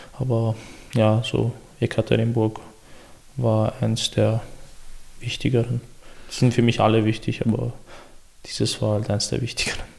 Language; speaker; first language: German; early bilingual, other home language; Chechen